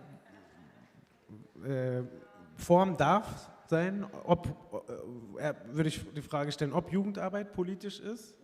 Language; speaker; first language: German; early bilingual, other home language; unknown